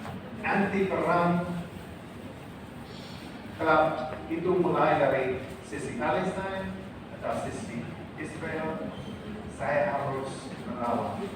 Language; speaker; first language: Indonesian; non-native, fluent; English